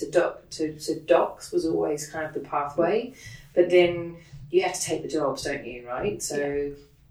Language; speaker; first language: English; native; English